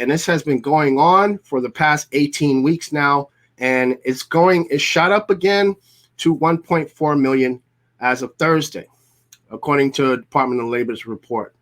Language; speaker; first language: English; native; English